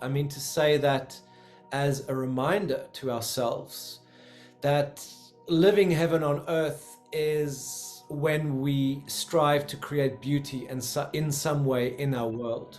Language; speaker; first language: English; native; English